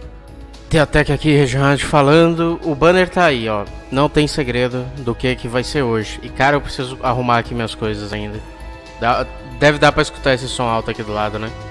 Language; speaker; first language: Portuguese; native; Portuguese